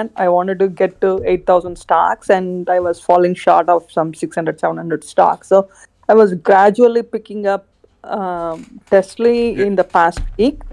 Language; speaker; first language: English; non-native, fluent; Khmer